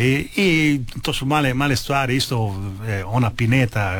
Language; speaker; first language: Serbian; early bilingual, heritage; Italian